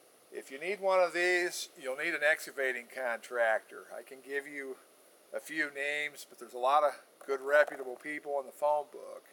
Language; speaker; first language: English; native; English